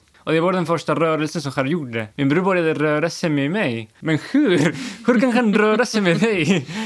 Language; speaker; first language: Swedish; non-native, fluent; Spanish